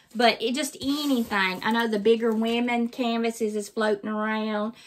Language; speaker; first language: English; native; English